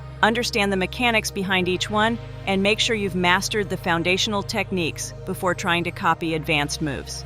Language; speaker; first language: English; non-native, fluent; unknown